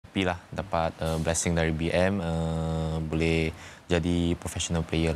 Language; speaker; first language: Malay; non-native, local second language; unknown